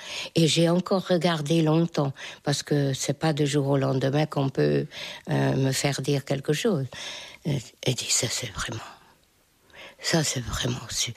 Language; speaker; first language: French; non-native, fluent; Hungarian